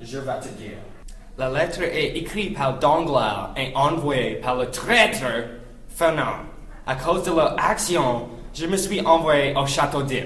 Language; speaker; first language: French; non-native, learner; English